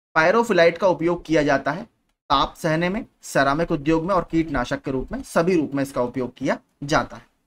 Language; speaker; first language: Hindi; native; Hindi